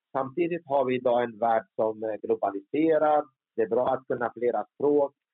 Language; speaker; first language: Swedish; early bilingual, other home language; Turoyo